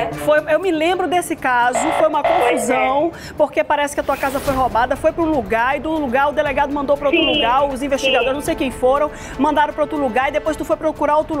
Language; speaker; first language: Portuguese; native; Portuguese